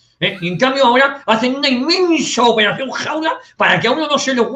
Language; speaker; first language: Spanish; native; Spanish